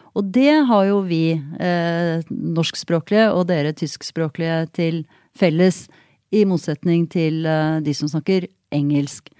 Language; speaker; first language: Norwegian; native; Norwegian